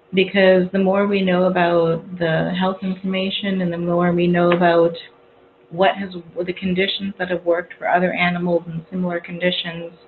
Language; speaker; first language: English; native; English